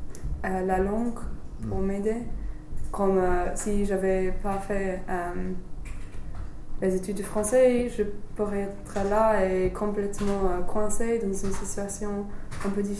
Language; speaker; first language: French; non-native, fluent; English